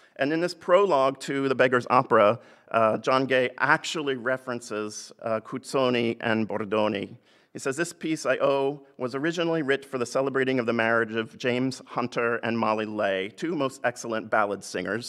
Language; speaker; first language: English; native; English